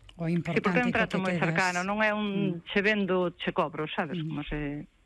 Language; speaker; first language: Galician; native; Galician